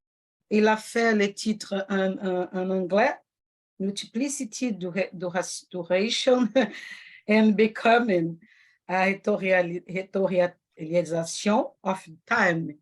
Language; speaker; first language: French; non-native, fluent; Portuguese